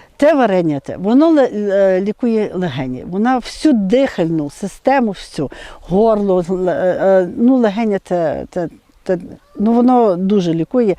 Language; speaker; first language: Ukrainian; native; Ukrainian